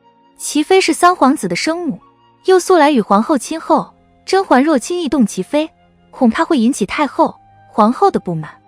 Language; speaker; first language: Chinese; native; Chinese